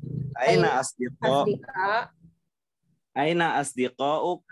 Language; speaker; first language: Arabic; non-native, fluent; Indonesian